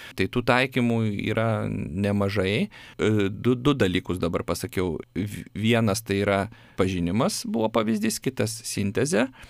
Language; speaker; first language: Lithuanian; native; Lithuanian